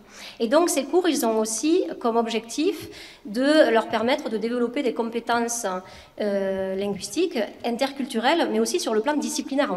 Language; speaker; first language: French; native; French